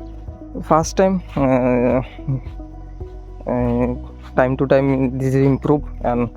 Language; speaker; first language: English; non-native, learner; Hindi